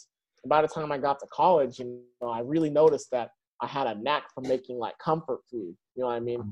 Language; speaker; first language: English; native; English